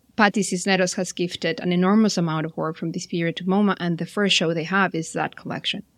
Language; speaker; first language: English; non-native, fluent; Spanish